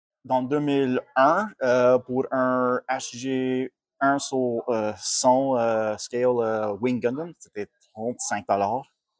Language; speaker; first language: French; non-native, local second language; English